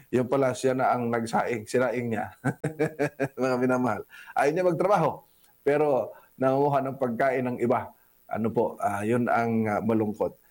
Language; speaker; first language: Filipino; non-native, local second language; Cebuano